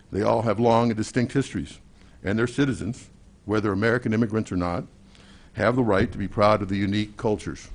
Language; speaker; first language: English; native; English